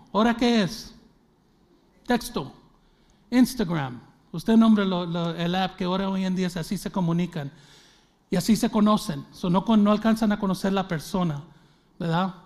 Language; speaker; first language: Spanish; early bilingual, heritage; Spanish